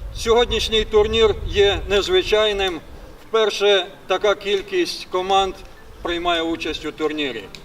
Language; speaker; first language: Ukrainian; native; Ukrainian